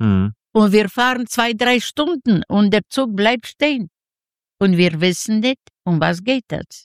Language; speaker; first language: German; non-native, fluent; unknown